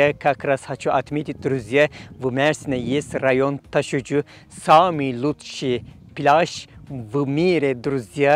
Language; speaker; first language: Russian; non-native, fluent; Turkish